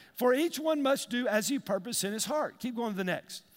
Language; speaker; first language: English; native; English